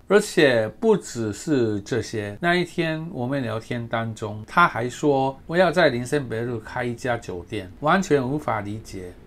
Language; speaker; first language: Chinese; non-native, fluent; Japanese